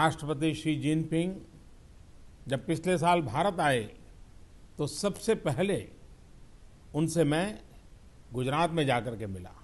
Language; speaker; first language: Hindi; non-native, local second language; Gujarati